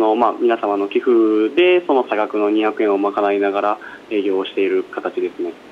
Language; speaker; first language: Japanese; native; Japanese